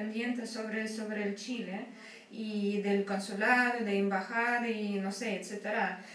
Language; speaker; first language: Spanish; early bilingual, heritage; Spanish